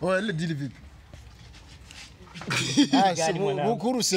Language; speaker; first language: French; non-native, local second language; Rundi